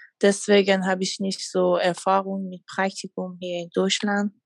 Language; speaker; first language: German; non-native, fluent; Persian